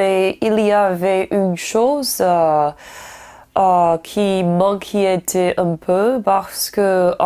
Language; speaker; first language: French; non-native, learner; Chinese